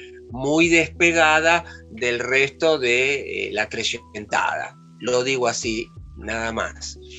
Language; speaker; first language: Spanish; native; Spanish